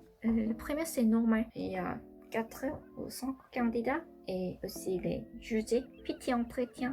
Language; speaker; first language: French; non-native, learner; Korean